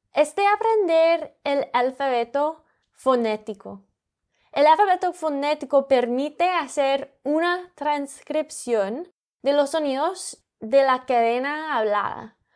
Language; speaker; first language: Spanish; non-native, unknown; English